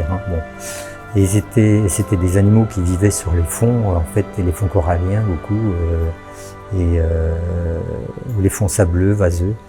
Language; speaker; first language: French; native; French